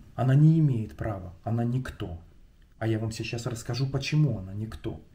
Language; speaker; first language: Russian; non-native, local second language; Ukrainian